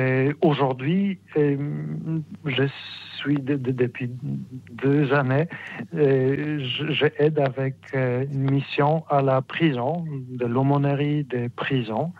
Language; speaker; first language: French; non-native, fluent; Polish